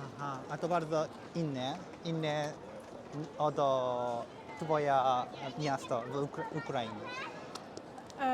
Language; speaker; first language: Polish; non-native, learner; Japanese